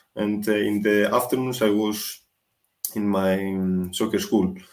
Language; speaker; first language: English; non-native, fluent; Greek